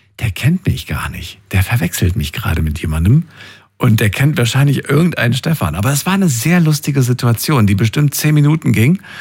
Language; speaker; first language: German; native; German